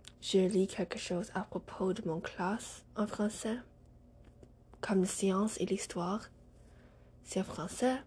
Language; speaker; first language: French; non-native, learner; English